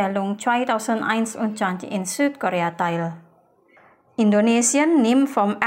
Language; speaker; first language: German; non-native, fluent; Indonesian